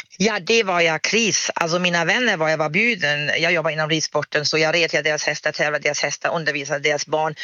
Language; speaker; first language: Swedish; non-native, fluent; German